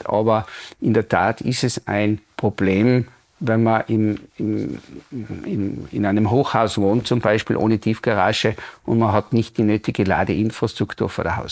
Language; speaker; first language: German; native; German